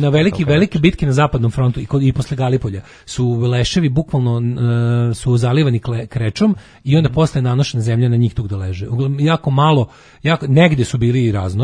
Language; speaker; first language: Serbian; native; Serbian